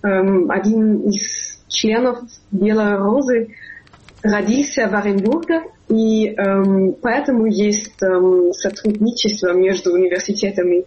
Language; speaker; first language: Russian; non-native, fluent; German